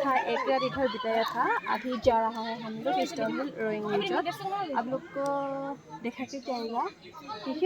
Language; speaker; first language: Hindi; non-native, local second language; Assamese